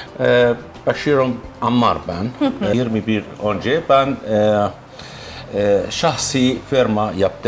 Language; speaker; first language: Turkish; non-native, learner; Arabic